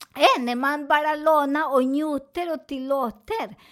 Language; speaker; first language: Swedish; non-native, learner; Spanish